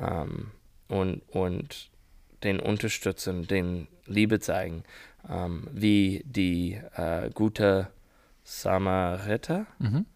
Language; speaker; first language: German; non-native, learner; English